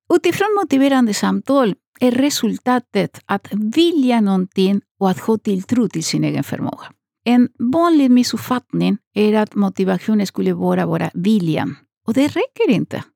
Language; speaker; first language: Swedish; non-native, fluent; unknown